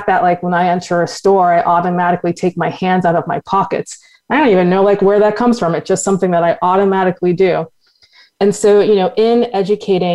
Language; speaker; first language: English; native; English